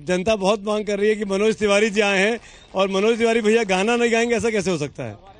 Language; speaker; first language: Hindi; native; Hindi